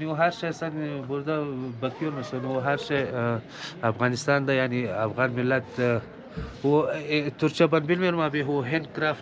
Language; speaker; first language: Turkish; non-native, learner; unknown